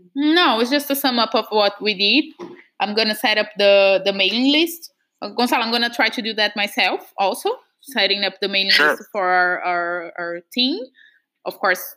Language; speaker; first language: English; non-native, fluent; Portuguese